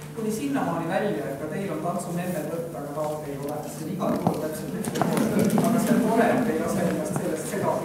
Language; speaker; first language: Estonian; native; Estonian